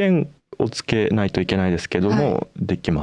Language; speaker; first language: Japanese; native; Japanese